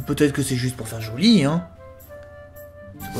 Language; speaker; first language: French; native; French